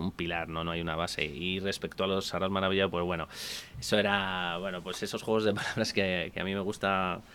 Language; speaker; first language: Spanish; native; Spanish